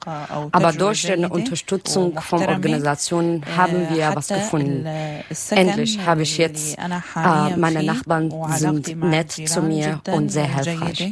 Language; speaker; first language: German; non-native, learner; Arabic